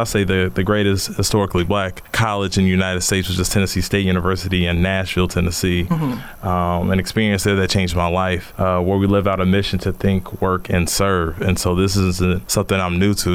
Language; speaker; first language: English; native; English